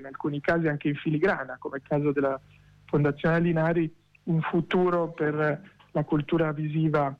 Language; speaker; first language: Italian; native; Italian